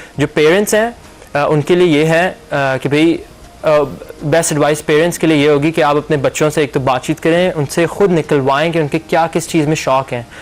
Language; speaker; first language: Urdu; native; Urdu